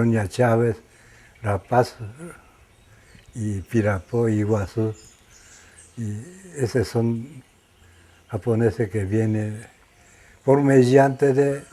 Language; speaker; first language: Spanish; non-native, learner; Japanese